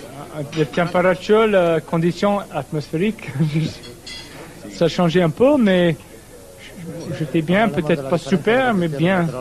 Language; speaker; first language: French; non-native, learner; English